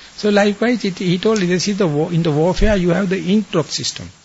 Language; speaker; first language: English; non-native, local second language; Sinhala